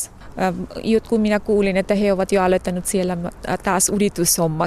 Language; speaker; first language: Finnish; non-native, fluent; Bangla